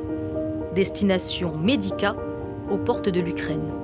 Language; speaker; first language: French; native; French